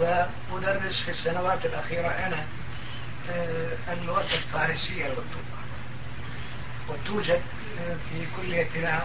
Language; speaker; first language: Arabic; non-native, fluent; Turkish